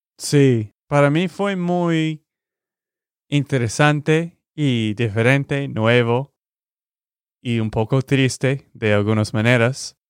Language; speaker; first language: Spanish; non-native, fluent; English